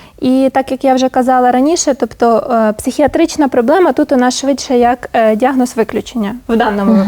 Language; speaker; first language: Ukrainian; native; Ukrainian